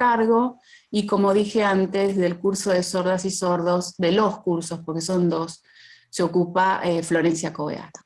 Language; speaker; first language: Spanish; native; Spanish